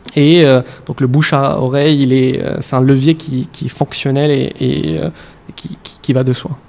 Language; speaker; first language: French; non-native, local second language; Arabic